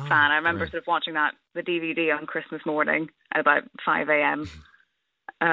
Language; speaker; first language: English; native; English